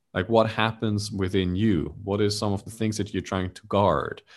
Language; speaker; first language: English; non-native, fluent; German